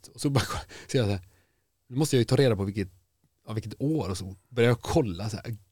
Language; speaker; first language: Swedish; native; Swedish